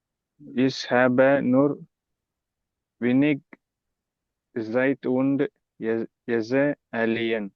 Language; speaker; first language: German; non-native, learner; Tamil